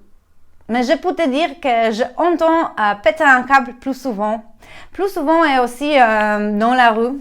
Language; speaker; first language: French; non-native, learner; Polish